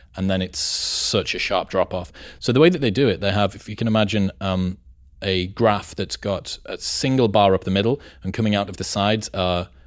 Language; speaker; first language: English; native; English